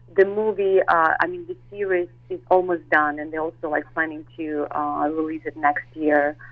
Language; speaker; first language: English; non-native, fluent; Russian